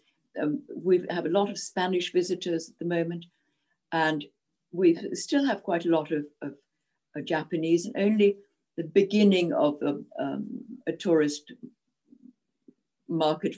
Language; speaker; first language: English; non-native, local second language; Czech